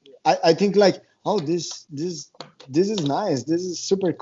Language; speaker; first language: English; non-native, learner; Portuguese